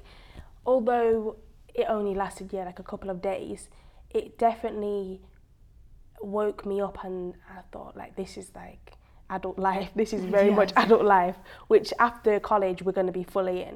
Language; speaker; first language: English; native; English